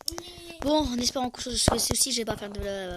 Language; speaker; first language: French; native; French